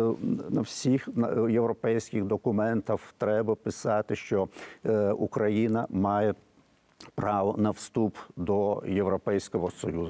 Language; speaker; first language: Ukrainian; non-native, fluent; Lithuanian